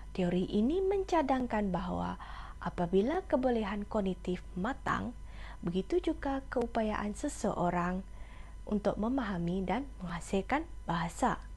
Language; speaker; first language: Malay; non-native, local second language; Iban